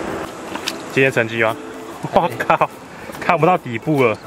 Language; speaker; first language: Chinese; native; Chinese